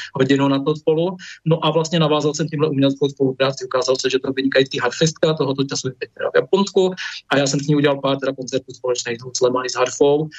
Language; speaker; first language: Czech; native; Czech